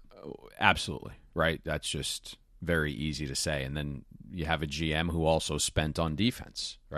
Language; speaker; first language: English; native; English